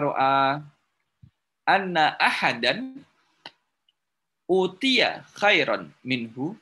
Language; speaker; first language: Arabic; non-native, fluent; Indonesian